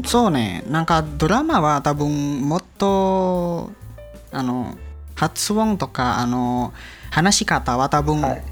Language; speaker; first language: Japanese; non-native, learner; Indonesian